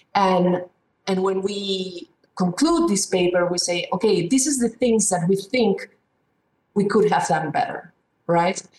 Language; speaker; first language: English; non-native, fluent; Spanish